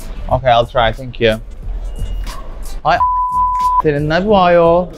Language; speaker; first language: English; non-native, learner; Turkish